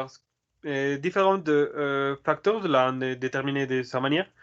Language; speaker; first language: French; non-native, learner; Spanish